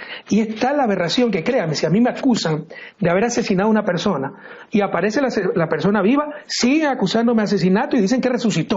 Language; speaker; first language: Spanish; native; Spanish